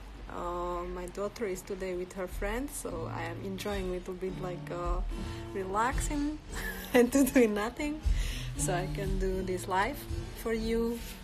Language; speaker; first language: English; non-native, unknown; Slovak